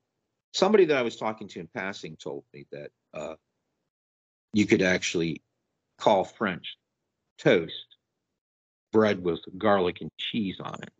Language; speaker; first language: English; native; English